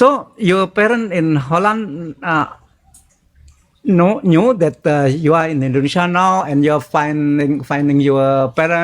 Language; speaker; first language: English; non-native, learner; Indonesian